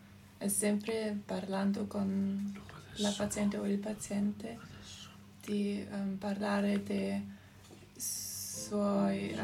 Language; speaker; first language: Italian; non-native, local second language; German